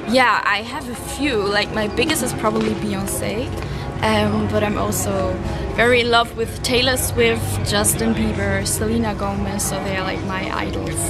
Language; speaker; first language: English; non-native, fluent; German